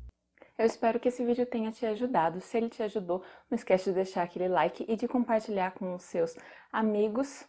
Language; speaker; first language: Portuguese; native; Portuguese